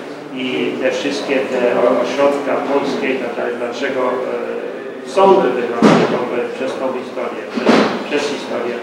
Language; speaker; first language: Polish; early bilingual, heritage; Polish